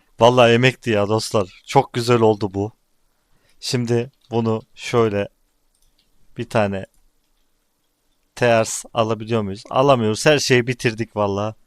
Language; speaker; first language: Turkish; native; Turkish